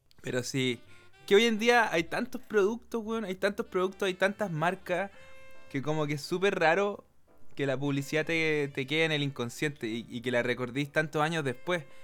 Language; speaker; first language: Spanish; native; Spanish